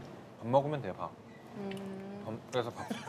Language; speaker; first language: Korean; native; Korean